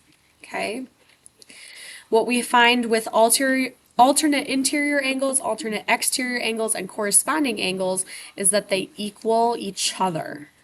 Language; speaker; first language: English; native; English